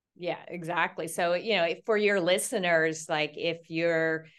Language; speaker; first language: English; native; English